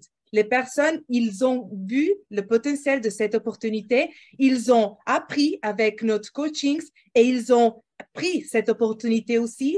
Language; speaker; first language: French; non-native, fluent; Portuguese